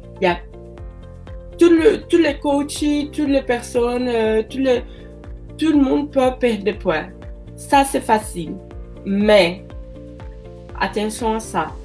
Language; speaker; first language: French; non-native, learner; Portuguese